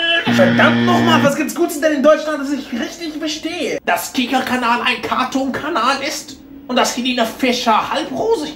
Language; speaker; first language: German; non-native, fluent; Arabic